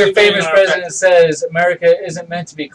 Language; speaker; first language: English; native; English